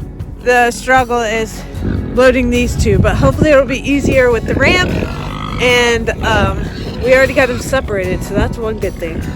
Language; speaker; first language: English; native; English